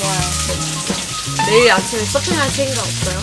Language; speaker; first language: Korean; non-native, fluent; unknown